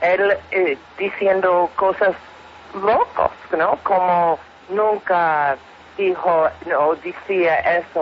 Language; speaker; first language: Spanish; non-native, fluent; English